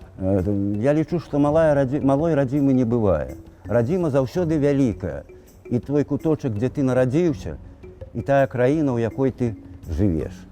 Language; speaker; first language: Belarusian; native; Belarusian